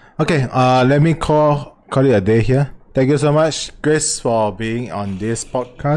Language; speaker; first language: English; non-native, local second language; Chinese